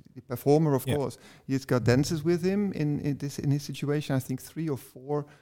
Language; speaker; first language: English; non-native, fluent; Dutch